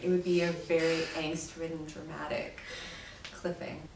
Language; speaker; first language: English; native; English